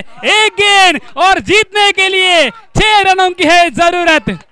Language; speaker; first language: Hindi; non-native, local second language; Marathi